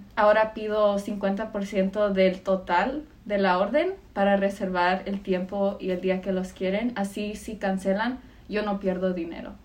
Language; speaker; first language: Spanish; early bilingual, heritage; Spanish